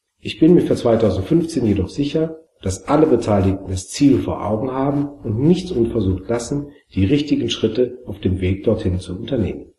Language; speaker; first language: German; native; German